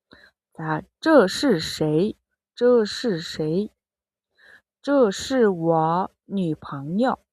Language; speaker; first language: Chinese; non-native, fluent; Mongolian